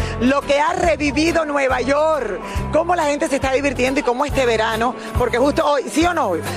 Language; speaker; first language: Spanish; native; Spanish